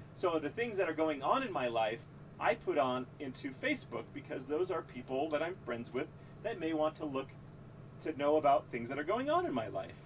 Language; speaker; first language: English; native; English